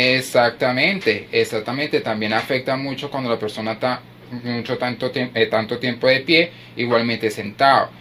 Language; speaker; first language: Spanish; native; Spanish